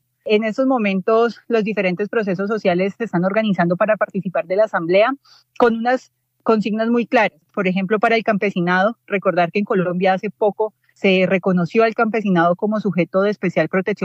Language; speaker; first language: Spanish; native; Spanish